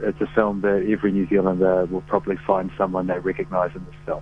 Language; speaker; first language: English; native; English